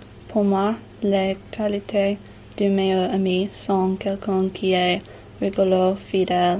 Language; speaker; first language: French; non-native, learner; English